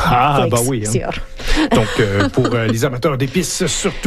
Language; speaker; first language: French; native; French